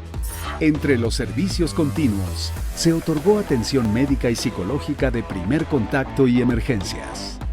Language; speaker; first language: Spanish; native; Spanish